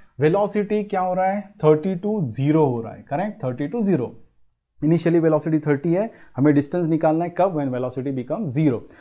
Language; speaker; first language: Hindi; non-native, local second language; Marathi